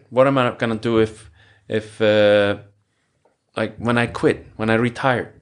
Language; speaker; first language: English; non-native, fluent; Icelandic